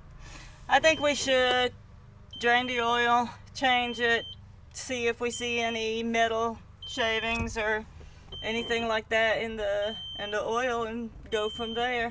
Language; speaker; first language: English; native; English